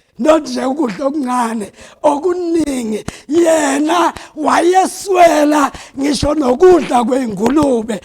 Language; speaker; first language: Zulu; non-native, local second language; South Ndebele